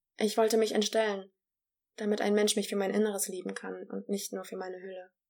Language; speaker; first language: German; early bilingual, other home language; Polish